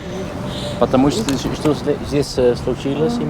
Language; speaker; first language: Russian; non-native, fluent; Dutch